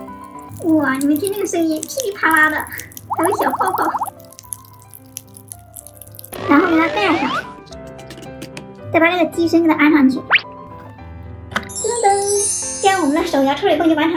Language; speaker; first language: Chinese; native; Chinese